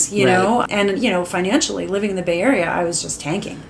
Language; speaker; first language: English; native; English